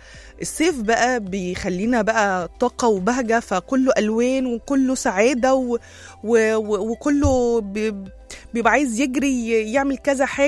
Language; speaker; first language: Arabic; native; Arabic